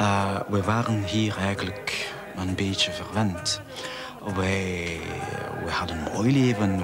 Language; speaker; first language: Dutch; non-native, fluent; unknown